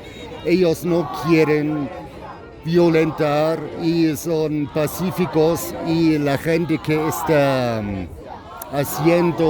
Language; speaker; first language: Spanish; non-native, fluent; German